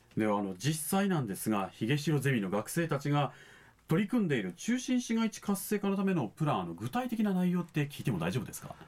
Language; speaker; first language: Japanese; native; Japanese